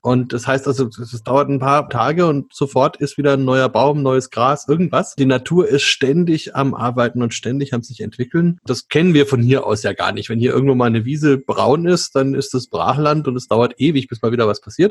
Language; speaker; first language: German; native; German